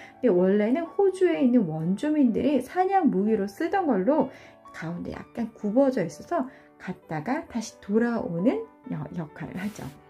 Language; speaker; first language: Korean; native; Korean